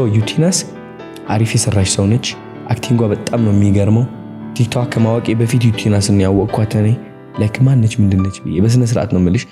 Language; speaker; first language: Amharic; non-native, local second language; Tigrinya